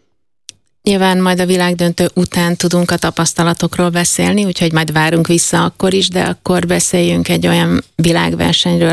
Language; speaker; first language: Hungarian; native; Hungarian